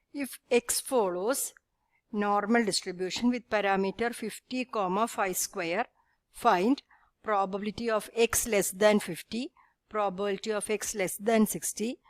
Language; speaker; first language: English; non-native, local second language; Malayalam